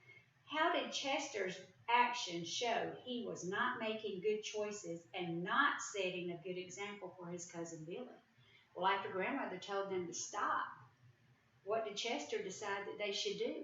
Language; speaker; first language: English; native; English